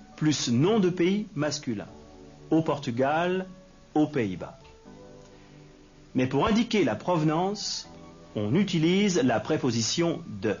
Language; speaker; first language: French; native; French